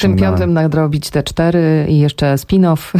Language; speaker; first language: Polish; native; Polish